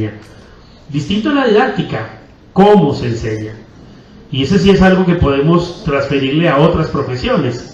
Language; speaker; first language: Spanish; native; Spanish